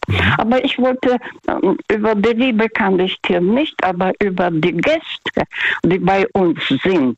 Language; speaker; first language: German; non-native, fluent; Russian